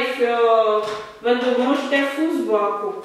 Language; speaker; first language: German; non-native, learner; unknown